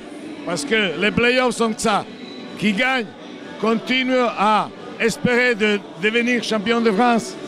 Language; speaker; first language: French; non-native, fluent; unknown